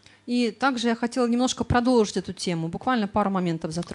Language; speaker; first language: Russian; native; Russian